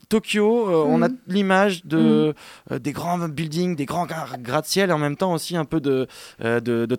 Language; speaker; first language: French; native; French